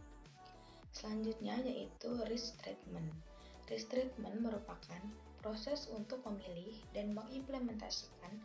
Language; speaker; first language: Indonesian; native; Indonesian